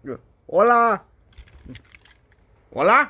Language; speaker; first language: Spanish; non-native, learner; English